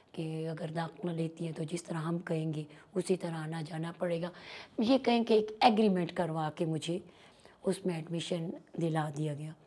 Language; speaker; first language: Urdu; non-native, local second language; Pashto